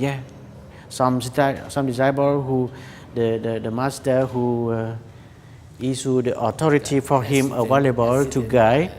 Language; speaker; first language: English; non-native, learner; Khmer